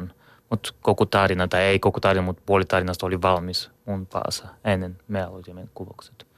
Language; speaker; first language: Finnish; non-native, learner; Bulgarian